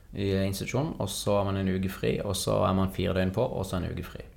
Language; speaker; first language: Norwegian; native; Norwegian